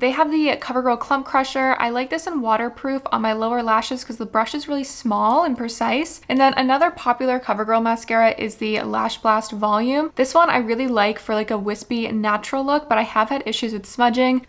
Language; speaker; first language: English; native; English